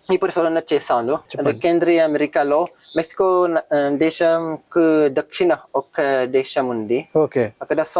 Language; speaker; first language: Telugu; non-native, learner; French